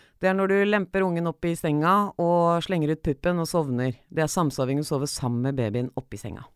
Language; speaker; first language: Norwegian; native; Norwegian